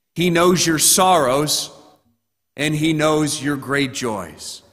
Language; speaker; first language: English; native; English